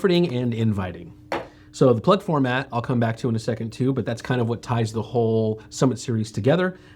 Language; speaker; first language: English; native; English